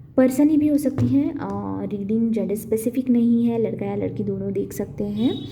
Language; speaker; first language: Hindi; non-native, local second language; Marathi